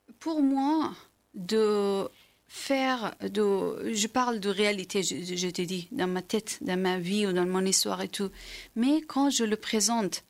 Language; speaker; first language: French; non-native, learner; Persian